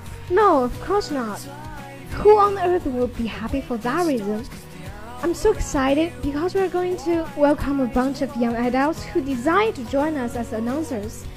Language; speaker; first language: English; non-native, fluent; Chinese